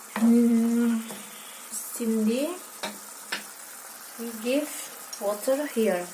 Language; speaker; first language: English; non-native, learner; Indonesian